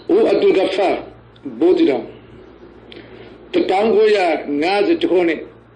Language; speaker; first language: Burmese; non-native, local second language; Rohingya